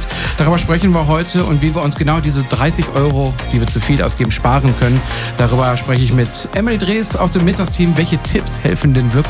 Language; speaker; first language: German; native; German